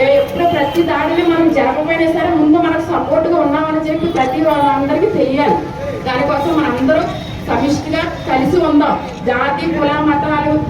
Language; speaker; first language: Telugu; native; Telugu